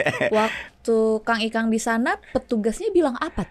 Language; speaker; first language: Indonesian; native; Indonesian